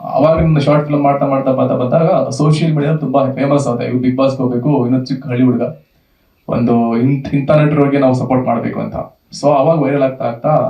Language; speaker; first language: Kannada; native; Kannada